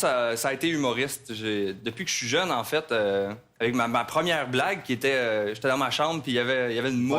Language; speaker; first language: French; native; French